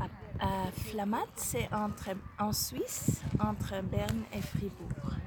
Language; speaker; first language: French; non-native, local second language; Swiss German